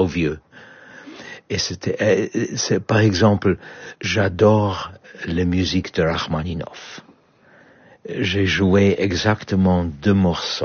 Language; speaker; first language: French; non-native, learner; Polish